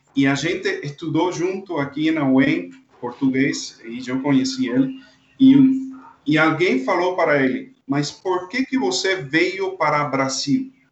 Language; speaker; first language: Portuguese; non-native, fluent; Spanish